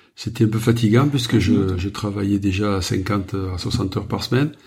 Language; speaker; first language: French; native; French